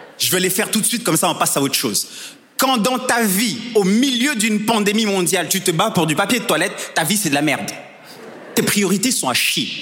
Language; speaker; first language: French; non-native, local second language; Kinyarwanda